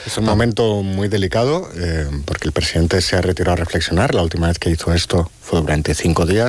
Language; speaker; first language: Spanish; native; Spanish